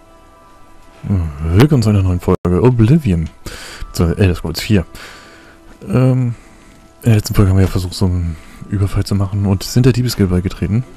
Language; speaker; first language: German; native; German